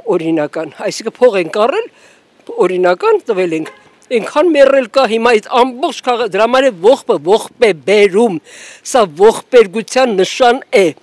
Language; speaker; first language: Armenian; native; Armenian